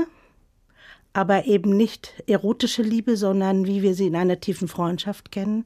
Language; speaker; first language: German; native; German